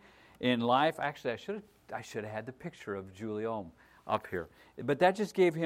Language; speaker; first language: English; native; English